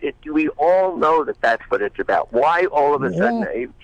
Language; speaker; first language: English; native; English